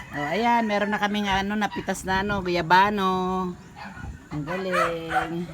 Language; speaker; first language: Filipino; native; Filipino